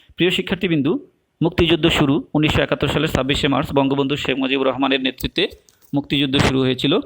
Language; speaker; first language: Bangla; native; Bangla